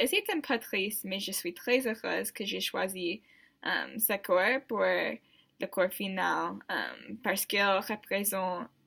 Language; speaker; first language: French; non-native, learner; English